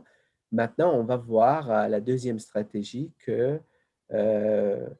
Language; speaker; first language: French; non-native, fluent; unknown